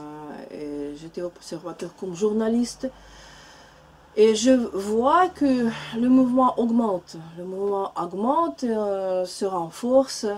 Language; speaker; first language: French; non-native, learner; Russian